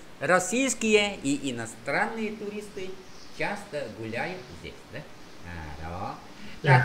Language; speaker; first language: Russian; non-native, fluent; Vietnamese